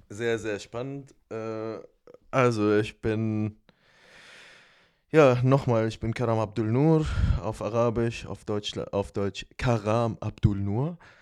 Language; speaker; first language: German; non-native, fluent; Arabic